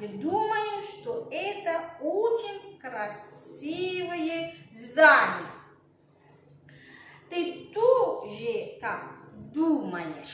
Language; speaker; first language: Russian; non-native, learner; Indonesian